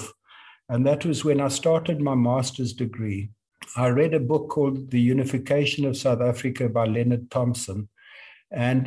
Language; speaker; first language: English; native; English